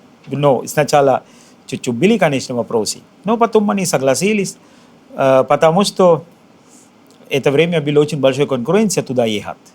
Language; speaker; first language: Russian; non-native, fluent; Sinhala